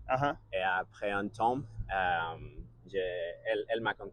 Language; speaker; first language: French; non-native, learner; Catalan